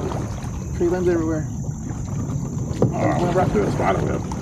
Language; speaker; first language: English; native; English